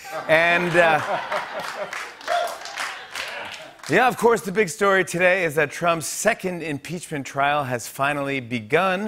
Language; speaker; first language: English; native; English